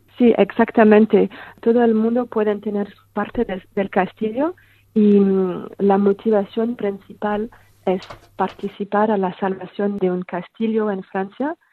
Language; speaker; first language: Spanish; non-native, fluent; French